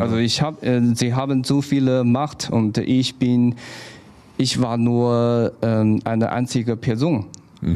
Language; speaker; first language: German; non-native, fluent; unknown